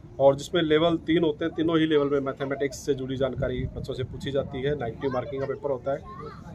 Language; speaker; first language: Hindi; native; Hindi